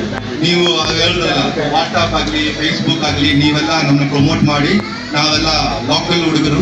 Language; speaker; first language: Kannada; non-native, local second language; Malayalam